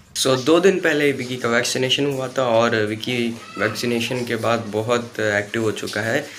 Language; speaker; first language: Hindi; non-native, local second language; Tamil